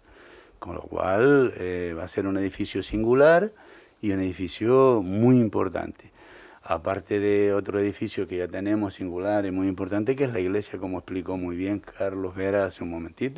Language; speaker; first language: Spanish; native; Spanish